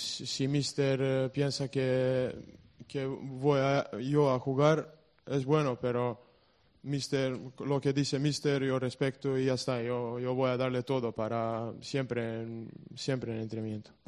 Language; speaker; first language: Spanish; non-native, learner; Serbian